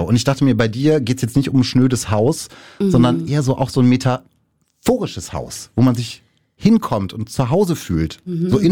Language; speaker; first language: German; native; German